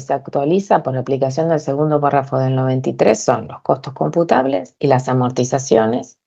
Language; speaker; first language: Spanish; native; Spanish